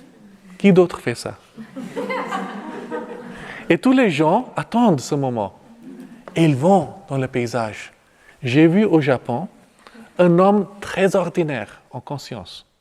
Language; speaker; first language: French; non-native, fluent; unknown